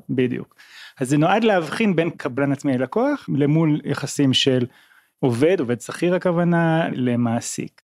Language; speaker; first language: Hebrew; native; Hebrew